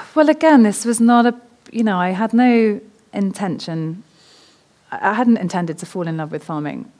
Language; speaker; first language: English; native; English